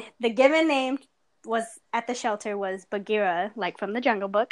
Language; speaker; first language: English; native; English